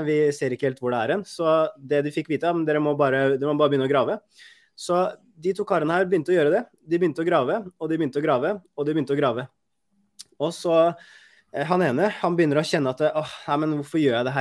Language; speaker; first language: Norwegian; native; Norwegian